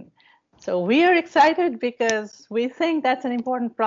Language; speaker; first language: English; non-native, local second language; Bangla